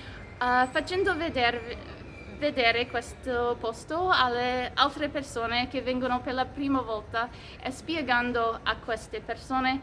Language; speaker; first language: Italian; non-native, fluent; English